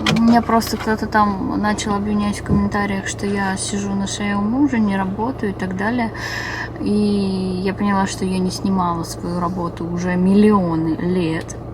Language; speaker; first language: Russian; native; Russian